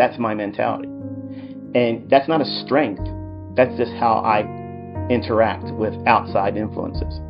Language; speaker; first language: English; native; English